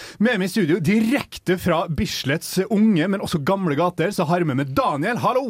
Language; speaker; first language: Norwegian; native; Norwegian